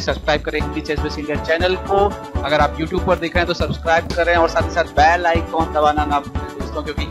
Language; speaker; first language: Hindi; native; Hindi